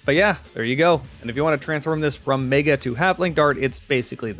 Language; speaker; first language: English; native; English